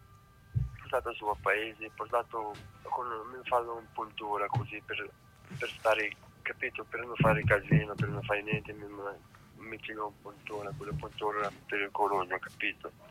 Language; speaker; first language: Italian; non-native, learner; Arabic